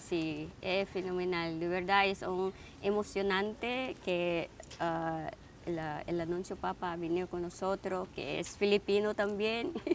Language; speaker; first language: Spanish; non-native, fluent; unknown